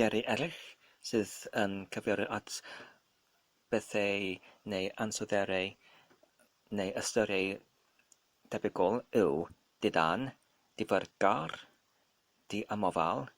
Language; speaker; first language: Welsh; non-native, learner; English